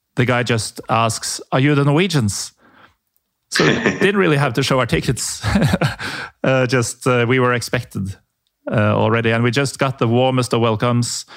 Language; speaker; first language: English; non-native, fluent; Norwegian